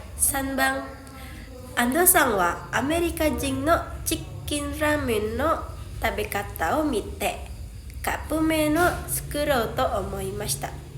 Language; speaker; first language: Japanese; non-native, learner; Indonesian